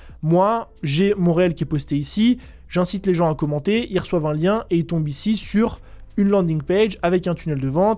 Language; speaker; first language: French; native; French